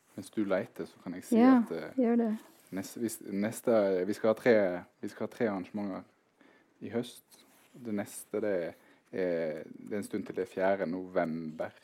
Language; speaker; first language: Norwegian; native; Norwegian